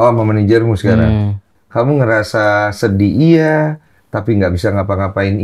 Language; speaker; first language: Indonesian; native; Indonesian